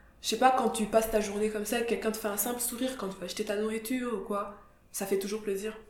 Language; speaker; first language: French; non-native, local second language; Kinyarwanda